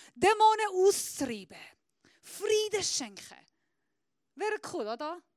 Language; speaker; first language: German; non-native, fluent; Persian